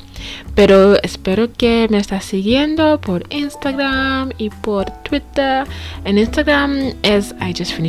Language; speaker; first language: Spanish; non-native, fluent; English